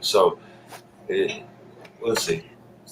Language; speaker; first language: English; native; English